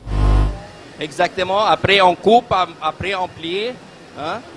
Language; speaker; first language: French; non-native, learner; Arabic